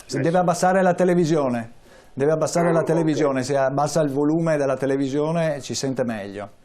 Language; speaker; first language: Italian; native; Italian